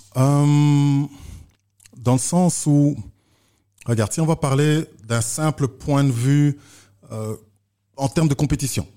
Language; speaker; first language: French; native; French